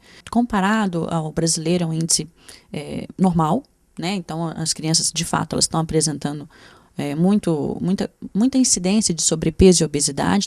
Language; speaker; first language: Portuguese; native; Portuguese